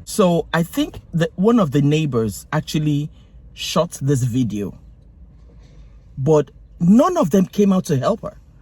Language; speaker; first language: English; non-native, local second language; Yoruba